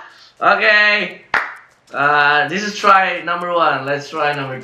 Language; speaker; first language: English; non-native, fluent; Indonesian